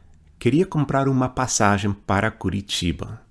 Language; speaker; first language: Portuguese; non-native, fluent; English